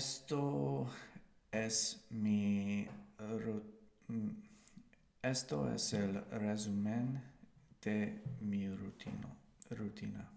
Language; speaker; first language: Spanish; non-native, learner; English